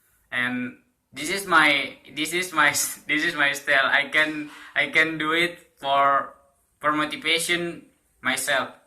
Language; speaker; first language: English; non-native, learner; Indonesian